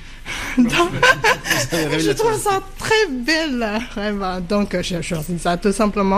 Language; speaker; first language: French; non-native, fluent; Chinese